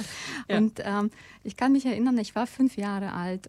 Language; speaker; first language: German; non-native, fluent; Russian